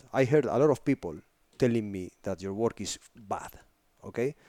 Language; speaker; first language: English; non-native, fluent; Spanish